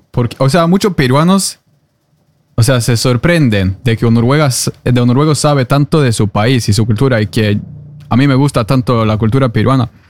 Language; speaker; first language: Spanish; non-native, fluent; Norwegian